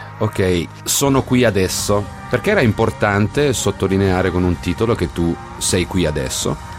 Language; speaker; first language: Italian; native; Italian